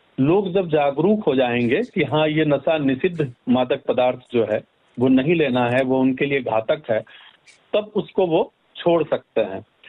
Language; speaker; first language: Hindi; native; Hindi